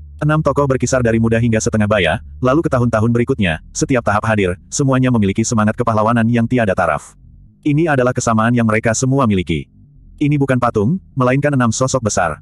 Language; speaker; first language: Indonesian; native; Indonesian